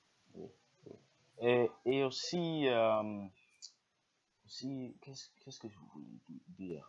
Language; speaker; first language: French; non-native, learner; English